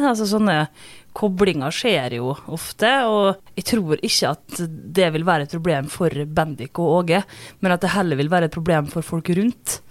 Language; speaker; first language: Norwegian; native; Norwegian